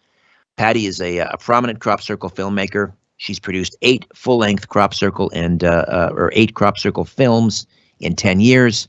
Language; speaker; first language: English; native; English